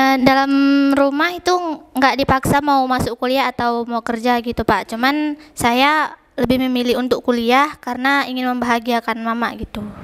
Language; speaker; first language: Indonesian; native; Indonesian